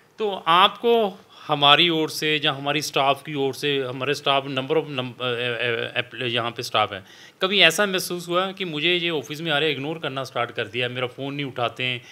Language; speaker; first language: Hindi; non-native, local second language; Punjabi